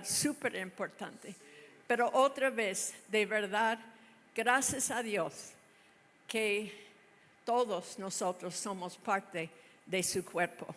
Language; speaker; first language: Spanish; non-native, fluent; English